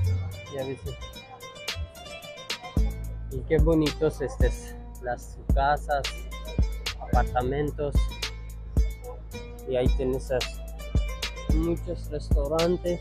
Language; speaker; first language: Spanish; non-native, learner; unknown